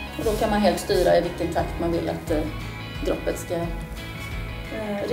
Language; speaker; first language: Swedish; native; Swedish